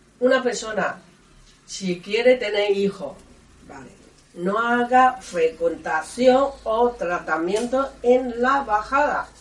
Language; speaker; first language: Spanish; non-native, learner; Chinese